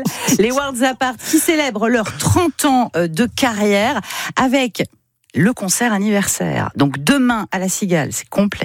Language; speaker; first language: French; native; French